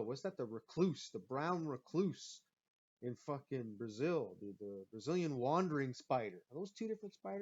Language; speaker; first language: English; native; English